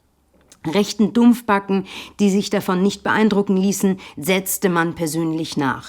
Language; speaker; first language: German; native; German